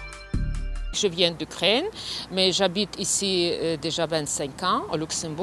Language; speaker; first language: French; non-native, fluent; Ukrainian